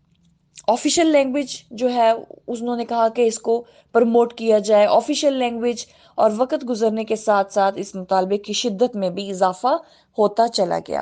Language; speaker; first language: Urdu; native; Urdu